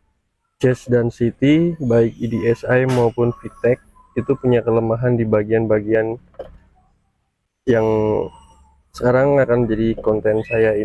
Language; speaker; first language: Indonesian; native; Indonesian